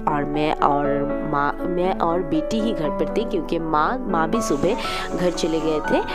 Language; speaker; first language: Hindi; non-native, local second language; Bangla